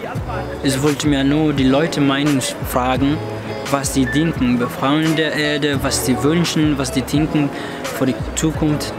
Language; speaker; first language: German; non-native, learner; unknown